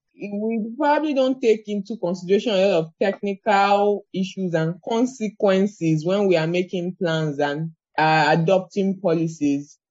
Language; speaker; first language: English; non-native, local second language; Yoruba